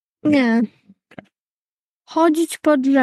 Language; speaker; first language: Polish; early bilingual, heritage; Polish